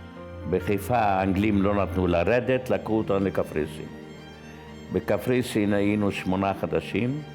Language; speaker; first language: Hebrew; non-native, fluent; Yiddish